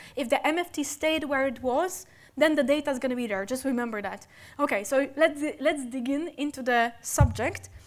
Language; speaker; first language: English; non-native, fluent; Polish